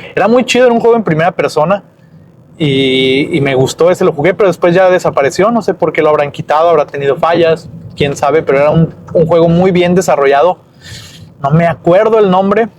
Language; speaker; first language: Spanish; native; Spanish